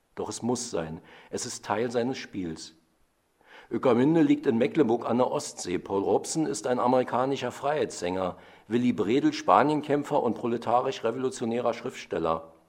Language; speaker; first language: German; native; German